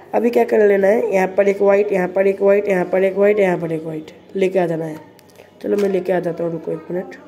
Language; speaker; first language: Hindi; non-native, local second language; Bangla